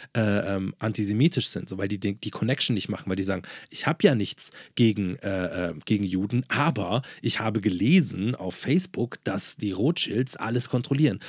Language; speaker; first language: German; native; German